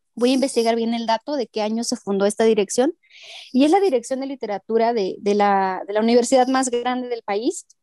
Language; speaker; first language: Spanish; non-native, local second language; Mixtepec Mixtec